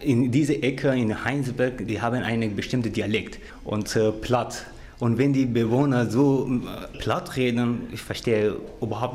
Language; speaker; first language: German; non-native, learner; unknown